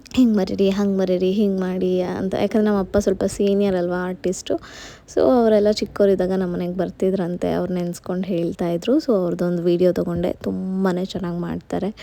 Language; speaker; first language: Kannada; non-native, local second language; Marathi